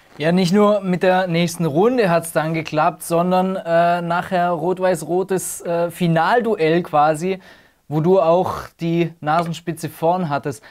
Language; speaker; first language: German; native; German